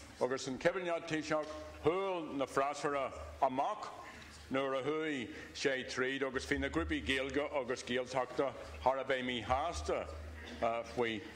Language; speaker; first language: Irish; non-native, local second language; English